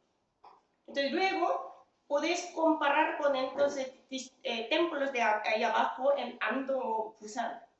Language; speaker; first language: Spanish; non-native, fluent; Korean